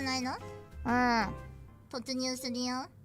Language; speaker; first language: Japanese; native; Japanese